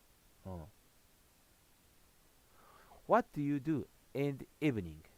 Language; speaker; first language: English; non-native, learner; Japanese